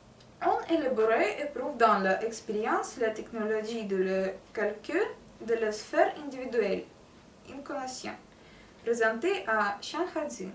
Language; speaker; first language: French; non-native, learner; Russian